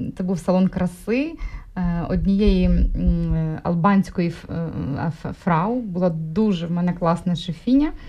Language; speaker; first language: Ukrainian; non-native, local second language; Russian